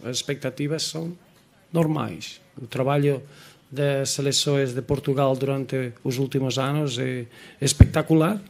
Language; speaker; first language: Portuguese; non-native, fluent; Spanish